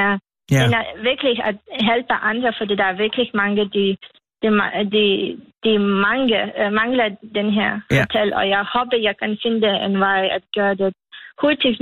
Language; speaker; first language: Danish; non-native, learner; Lithuanian